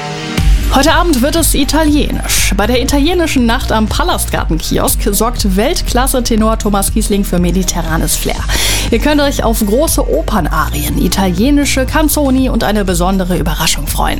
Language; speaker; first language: German; native; German